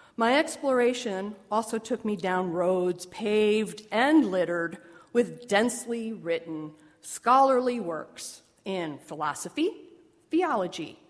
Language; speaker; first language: English; native; English